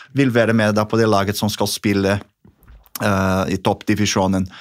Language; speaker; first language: Norwegian; non-native, fluent; Portuguese